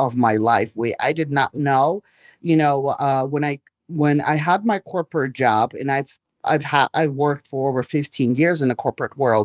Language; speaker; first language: English; non-native, fluent; Russian